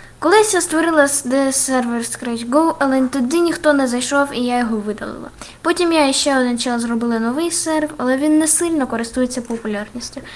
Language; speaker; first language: Ukrainian; native; Ukrainian